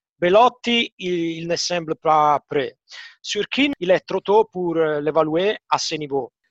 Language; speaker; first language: French; non-native, fluent; Italian